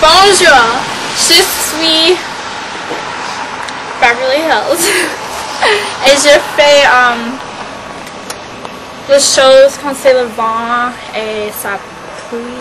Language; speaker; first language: French; non-native, learner; English